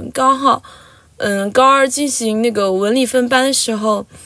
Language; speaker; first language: Chinese; non-native, local second language; Tibetan